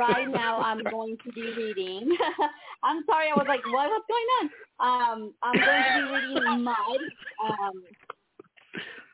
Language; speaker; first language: English; non-native, fluent; Spanish